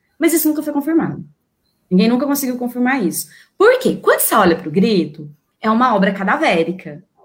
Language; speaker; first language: Portuguese; native; Portuguese